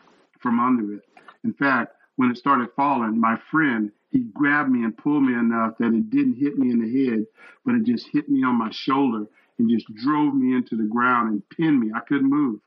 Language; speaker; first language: English; native; English